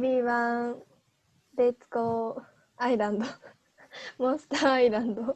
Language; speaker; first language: English; non-native, learner; Japanese